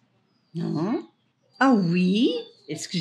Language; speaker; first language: French; native; French